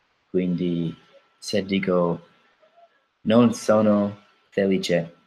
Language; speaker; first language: Italian; non-native, fluent; English